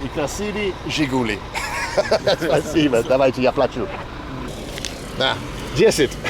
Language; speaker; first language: Russian; non-native, learner; English